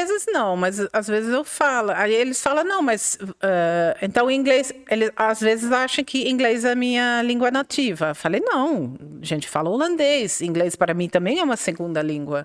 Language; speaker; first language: Portuguese; non-native, fluent; Dutch